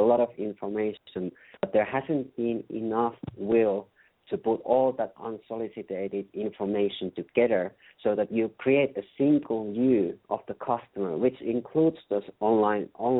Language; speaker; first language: English; non-native, fluent; Finnish